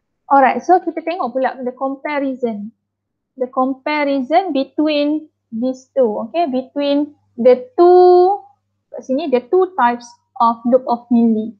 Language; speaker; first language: English; non-native, local second language; Malay